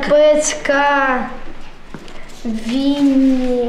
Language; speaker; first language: Latvian; non-native, local second language; Russian